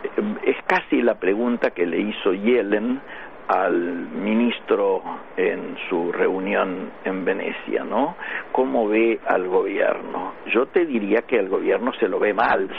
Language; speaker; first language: Spanish; native; Spanish